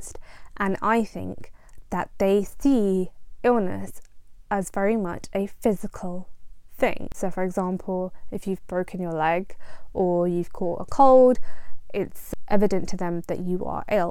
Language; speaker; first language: English; non-native, local second language; Punjabi